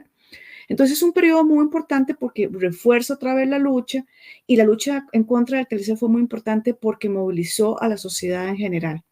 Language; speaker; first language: Spanish; native; Spanish